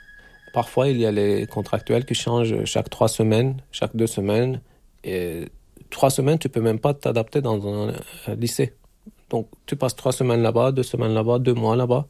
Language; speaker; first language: French; non-native, fluent; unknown